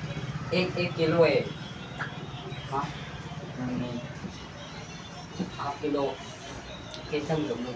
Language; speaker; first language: Hindi; non-native, local second language; Mizo